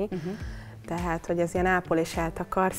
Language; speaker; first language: Hungarian; native; Hungarian